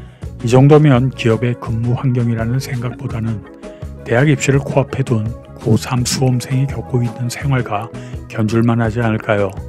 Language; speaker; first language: Korean; native; Korean